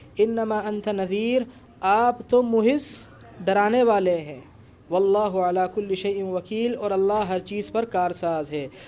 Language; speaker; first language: Urdu; native; Urdu